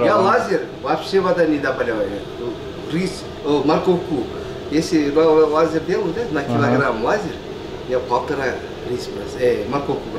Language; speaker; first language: Russian; non-native, local second language; Uzbek